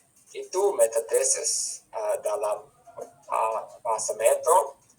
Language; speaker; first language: Indonesian; non-native, fluent; English